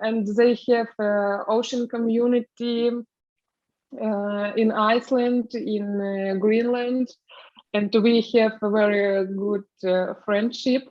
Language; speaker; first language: English; non-native, learner; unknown